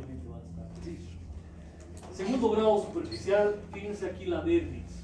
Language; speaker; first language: Spanish; native; Spanish